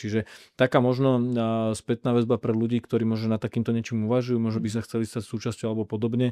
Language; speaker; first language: Slovak; native; Slovak